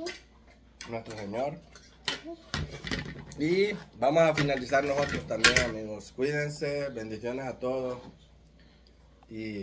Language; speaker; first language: Spanish; native; Spanish